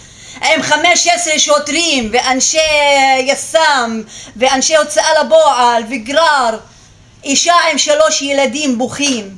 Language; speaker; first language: Hebrew; non-native, local second language; Arabic